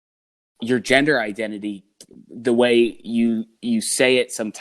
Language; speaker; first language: English; native; English